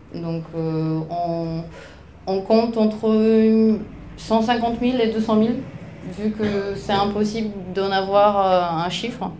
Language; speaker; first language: French; non-native, fluent; Polish